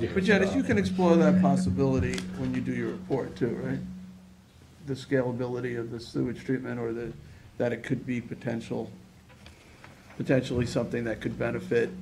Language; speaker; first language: English; native; English